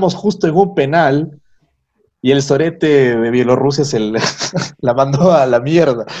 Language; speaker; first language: Spanish; native; Spanish